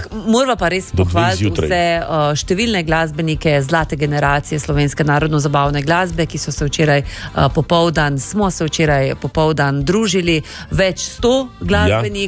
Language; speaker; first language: Slovenian; native; Slovenian